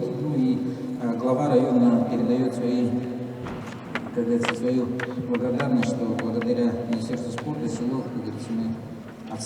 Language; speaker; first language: Russian; native; Russian